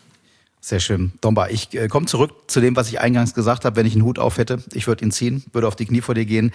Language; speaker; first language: German; native; German